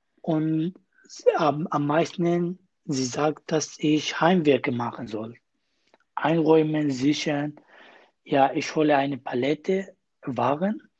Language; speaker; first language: German; non-native, learner; Kurdish